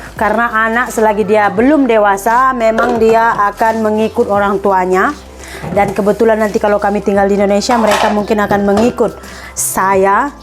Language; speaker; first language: Indonesian; native; Indonesian